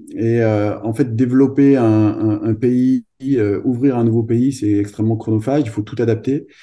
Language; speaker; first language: French; native; French